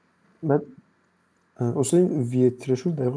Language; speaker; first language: Persian; native; Persian